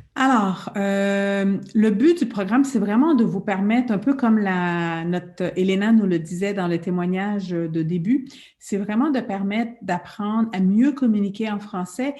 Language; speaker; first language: French; native; French